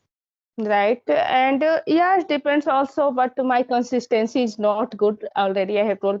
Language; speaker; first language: English; non-native, learner; Hindi